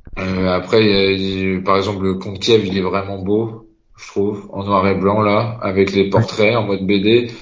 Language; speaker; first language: French; native; French